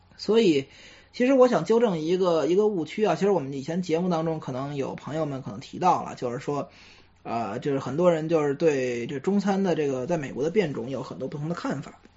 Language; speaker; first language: Chinese; native; Chinese